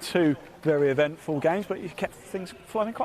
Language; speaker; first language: English; native; English